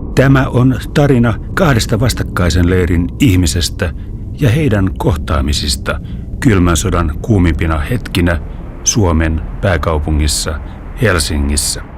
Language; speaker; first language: Finnish; native; Finnish